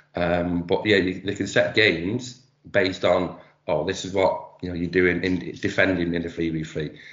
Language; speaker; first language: English; native; English